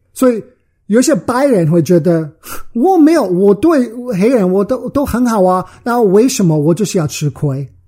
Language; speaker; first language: Chinese; early bilingual, heritage; Chinese